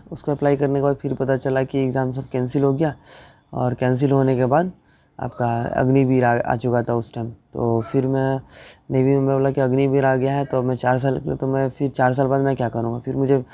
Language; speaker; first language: Hindi; non-native, local second language; Bangla